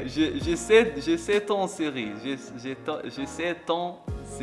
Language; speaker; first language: French; non-native, learner; English